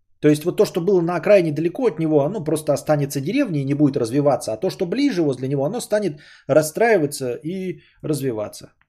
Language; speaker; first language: Russian; native; Russian